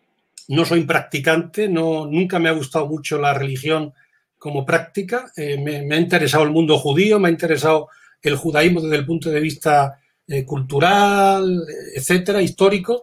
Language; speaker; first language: Spanish; native; Spanish